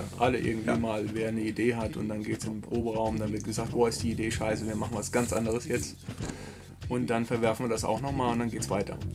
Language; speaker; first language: German; native; German